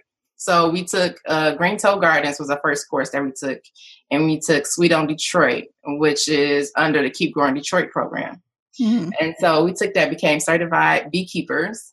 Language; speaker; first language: English; native; English